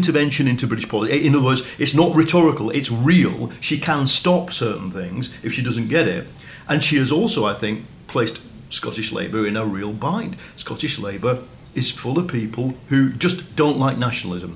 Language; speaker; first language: English; native; English